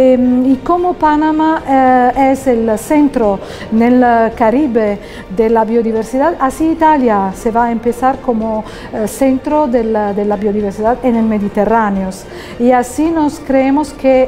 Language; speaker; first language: Spanish; non-native, fluent; Italian